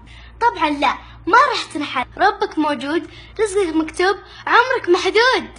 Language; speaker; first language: Arabic; native; Arabic